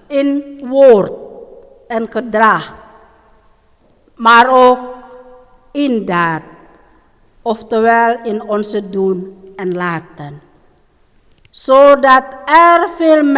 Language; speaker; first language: Dutch; non-native, learner; Indonesian